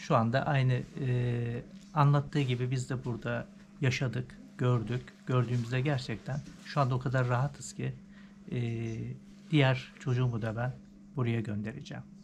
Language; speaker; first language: Turkish; native; Turkish